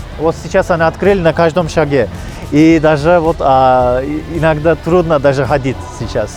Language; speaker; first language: Russian; non-native, fluent; Turkish